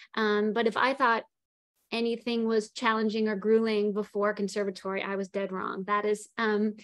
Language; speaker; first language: English; native; English